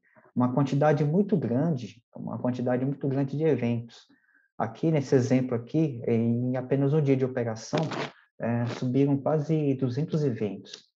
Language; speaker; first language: Portuguese; native; Portuguese